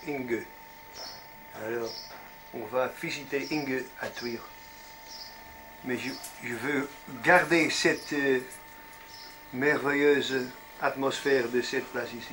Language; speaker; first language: French; non-native, learner; Dutch